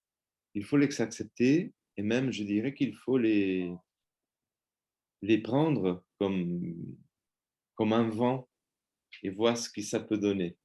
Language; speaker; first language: French; non-native, fluent; Spanish